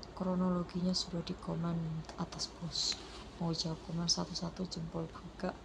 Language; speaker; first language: Indonesian; non-native, local second language; Javanese